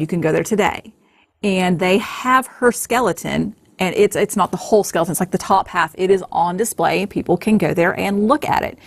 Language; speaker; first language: English; native; English